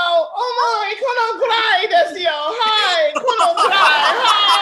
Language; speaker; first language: Japanese; non-native, learner; English